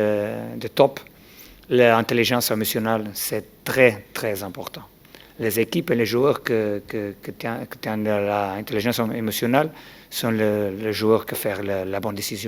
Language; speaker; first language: French; non-native, learner; Portuguese